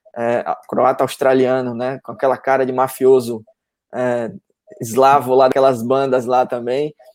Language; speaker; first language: Portuguese; native; Portuguese